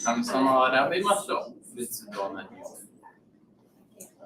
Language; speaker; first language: Japanese; non-native, learner; English